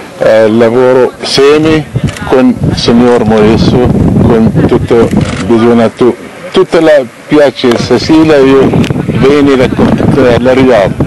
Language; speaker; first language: Italian; non-native, learner; Arabic